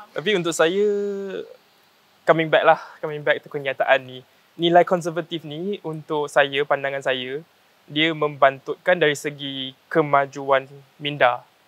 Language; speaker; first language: Malay; native; Malay